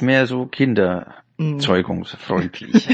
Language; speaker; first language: German; native; German